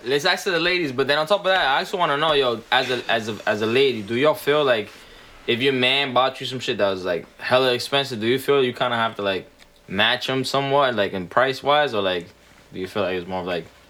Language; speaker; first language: English; early bilingual, other home language; Spanish